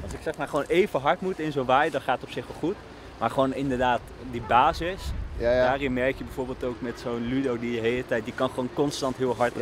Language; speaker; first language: Dutch; native; Dutch